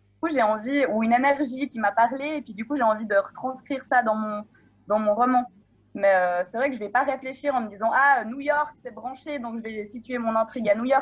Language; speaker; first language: French; native; French